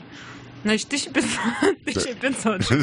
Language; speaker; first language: Russian; native; Russian